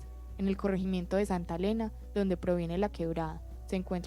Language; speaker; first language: Spanish; native; Spanish